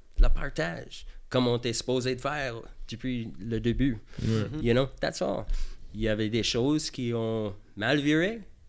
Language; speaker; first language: French; early bilingual, heritage; French